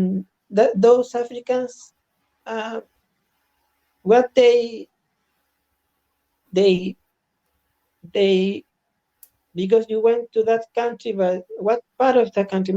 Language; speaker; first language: English; non-native, learner; Spanish